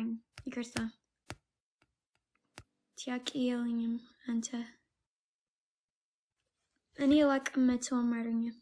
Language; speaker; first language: Amharic; non-native, learner; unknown